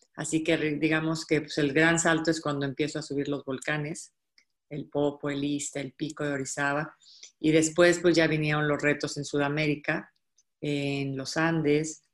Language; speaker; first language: Spanish; native; Spanish